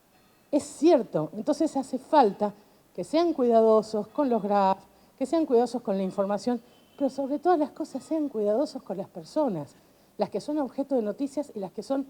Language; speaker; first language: Spanish; native; Spanish